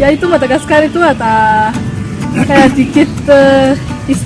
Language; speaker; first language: Indonesian; non-native, learner; Malagasy